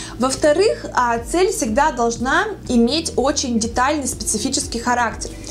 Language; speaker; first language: Russian; native; Russian